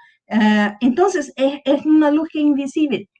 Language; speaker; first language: Spanish; non-native, learner; Portuguese